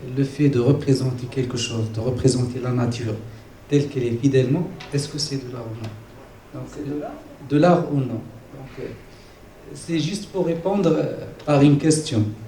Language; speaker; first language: French; non-native, local second language; Arabic